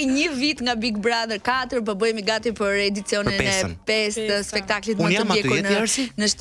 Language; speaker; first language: Albanian; native; Albanian